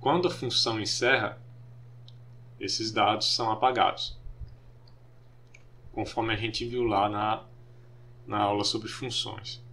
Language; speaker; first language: Portuguese; native; Portuguese